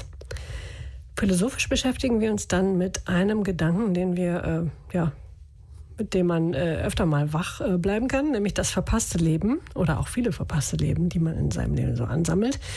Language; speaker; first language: German; native; German